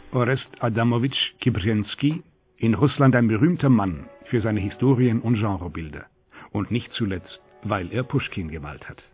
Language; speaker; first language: German; native; German